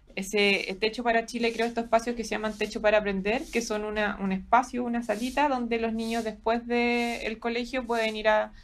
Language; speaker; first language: Spanish; native; Spanish